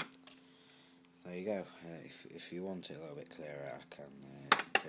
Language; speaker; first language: English; native; English